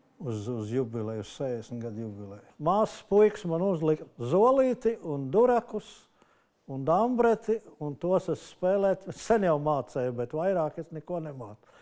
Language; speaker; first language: Latvian; native; Latvian